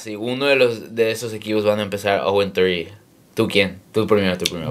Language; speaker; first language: Spanish; early bilingual, heritage; Spanish